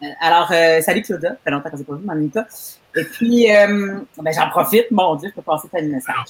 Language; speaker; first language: French; native; French